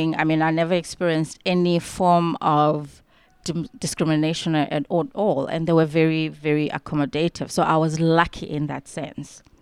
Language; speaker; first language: English; non-native, local second language; Xhosa